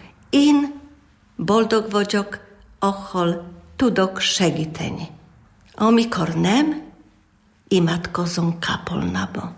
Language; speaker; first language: Hungarian; non-native, learner; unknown